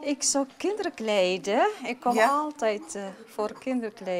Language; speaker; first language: Dutch; non-native, learner; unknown